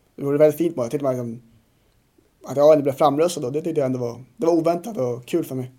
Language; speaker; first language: Swedish; native; Swedish